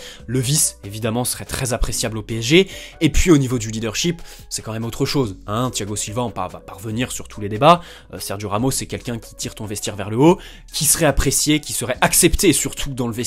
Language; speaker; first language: French; native; French